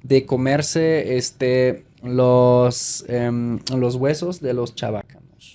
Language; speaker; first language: Spanish; native; Spanish